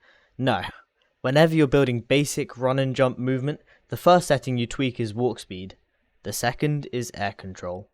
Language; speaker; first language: English; native; English